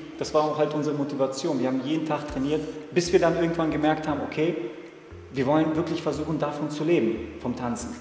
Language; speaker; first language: German; early bilingual, other home language; Serbian